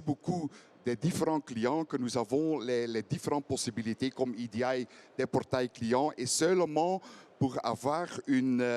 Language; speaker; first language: French; non-native, fluent; Dutch